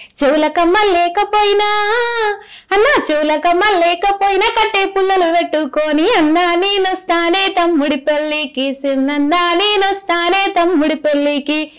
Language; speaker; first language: Telugu; native; Telugu